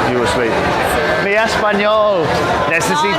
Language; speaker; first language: Spanish; non-native, learner; English